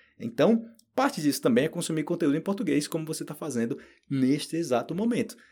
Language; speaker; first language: Portuguese; native; Portuguese